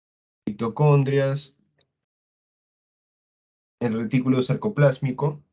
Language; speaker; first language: Spanish; native; Spanish